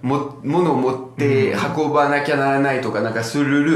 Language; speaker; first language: Japanese; non-native, fluent; French